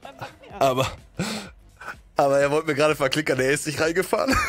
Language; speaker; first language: German; native; German